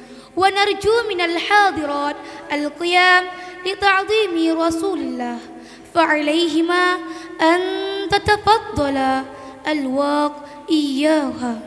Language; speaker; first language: Arabic; non-native, learner; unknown